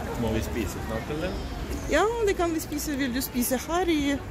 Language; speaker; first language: Norwegian; non-native, fluent; Russian